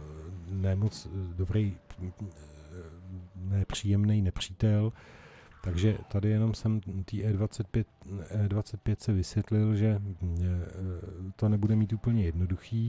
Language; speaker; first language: Czech; native; Czech